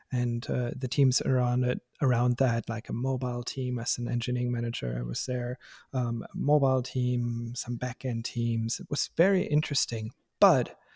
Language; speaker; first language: English; non-native, fluent; German